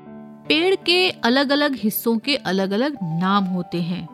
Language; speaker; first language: Hindi; native; Hindi